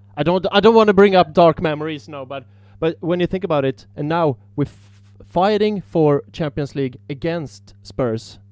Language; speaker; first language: English; non-native, fluent; Swedish